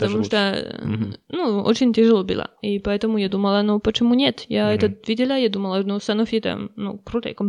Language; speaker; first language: Russian; non-native, learner; French